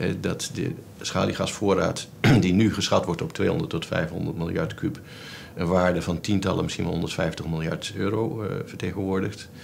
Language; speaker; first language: Dutch; native; Dutch